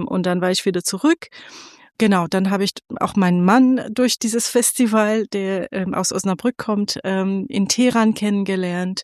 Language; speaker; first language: German; non-native, fluent; Persian